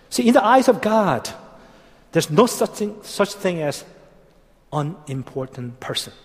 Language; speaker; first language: English; non-native, fluent; Korean